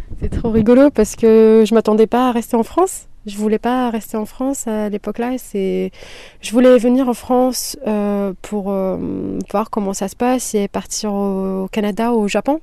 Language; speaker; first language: French; non-native, local second language; Kabyle